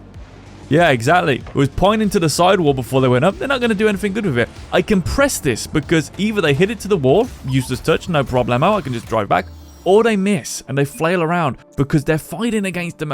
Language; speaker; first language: English; native; English